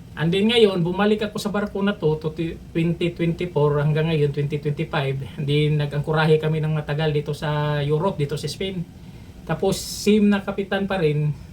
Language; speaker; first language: Filipino; non-native, local second language; Cebuano